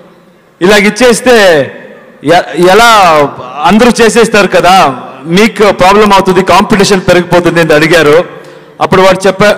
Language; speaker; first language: Telugu; non-native, learner; Kannada